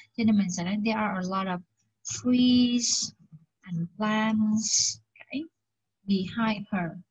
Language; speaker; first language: English; non-native, fluent; Vietnamese